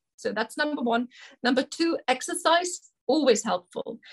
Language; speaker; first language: English; non-native, fluent; German